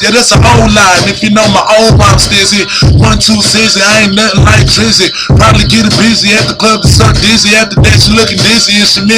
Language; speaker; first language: English; native; English